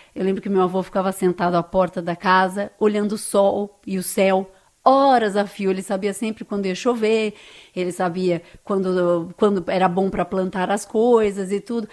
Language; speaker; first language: Portuguese; native; Portuguese